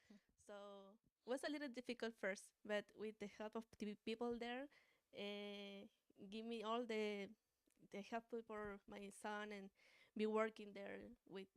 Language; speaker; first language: English; non-native, learner; Spanish